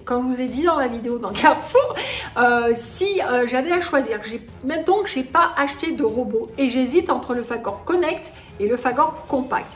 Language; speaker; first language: French; native; French